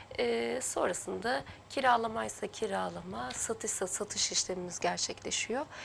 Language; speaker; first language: Turkish; early bilingual, heritage; Turkish